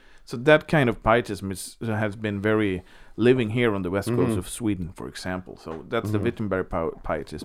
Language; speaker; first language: English; non-native, fluent; Swedish